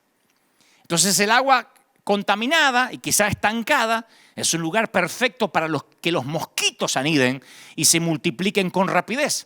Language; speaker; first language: Spanish; native; Spanish